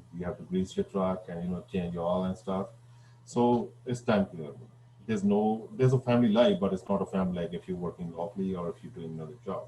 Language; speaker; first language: English; non-native, fluent; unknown